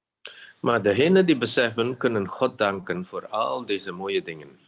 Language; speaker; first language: Dutch; non-native, fluent; Indonesian